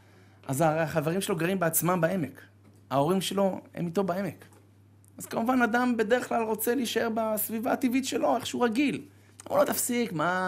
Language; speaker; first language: Hebrew; native; Hebrew